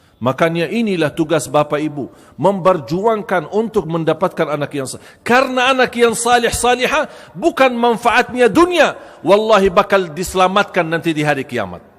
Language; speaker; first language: Malay; non-native, fluent; Arabic